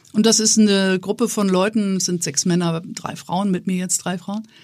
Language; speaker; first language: German; native; German